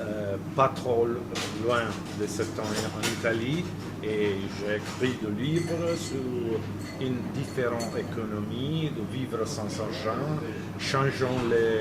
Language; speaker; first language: French; non-native, fluent; Italian